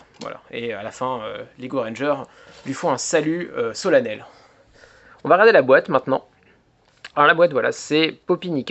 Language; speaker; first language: French; native; French